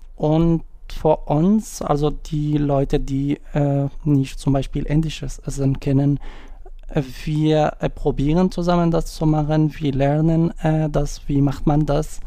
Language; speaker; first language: German; non-native, learner; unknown